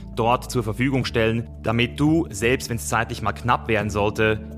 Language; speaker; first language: German; native; German